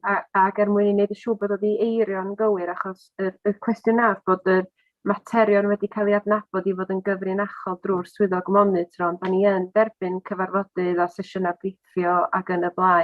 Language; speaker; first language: Welsh; native; Welsh